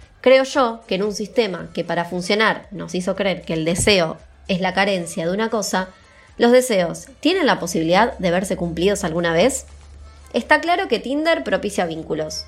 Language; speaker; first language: Spanish; native; Spanish